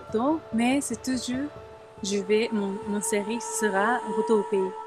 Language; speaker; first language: French; non-native, learner; Japanese